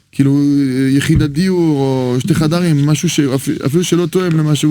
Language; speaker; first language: Hebrew; non-native, fluent; French